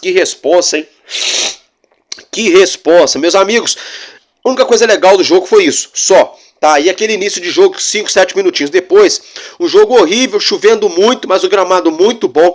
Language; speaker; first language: Portuguese; native; Portuguese